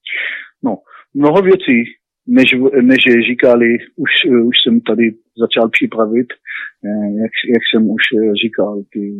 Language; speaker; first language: Czech; non-native, learner; Hebrew